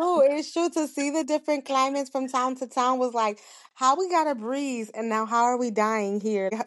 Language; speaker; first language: English; early bilingual, other home language; Spanish